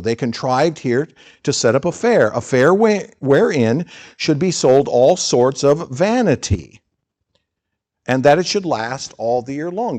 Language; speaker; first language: English; native; English